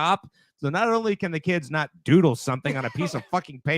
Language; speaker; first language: English; native; English